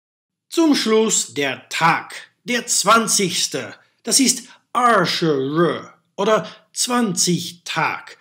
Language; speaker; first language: German; non-native, fluent; Dutch